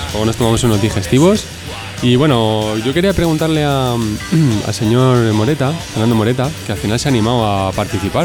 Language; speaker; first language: Spanish; native; Spanish